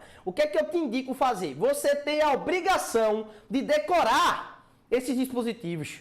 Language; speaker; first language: Portuguese; native; Portuguese